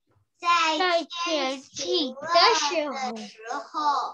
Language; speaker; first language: Chinese; early bilingual, heritage; Chinese